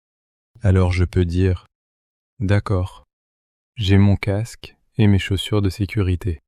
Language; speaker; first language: French; native; French